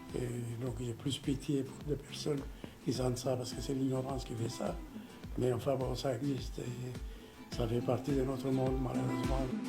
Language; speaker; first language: French; non-native, fluent; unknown